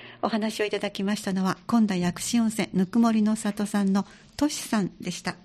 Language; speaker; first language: Japanese; native; Japanese